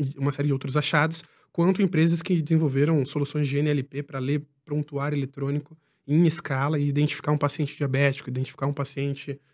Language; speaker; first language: Portuguese; native; Portuguese